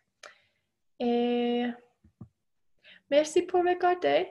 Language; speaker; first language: French; non-native, fluent; English